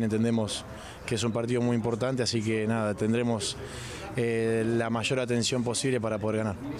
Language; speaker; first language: Spanish; native; Spanish